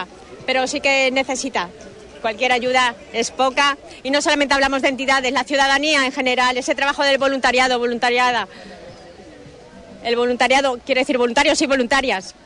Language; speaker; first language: Spanish; native; Spanish